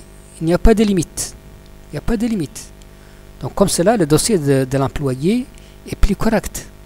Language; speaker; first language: French; non-native, local second language; Arabic